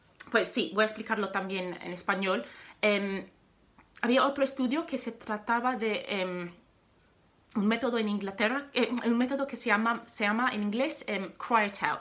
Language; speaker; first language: Spanish; non-native, fluent; English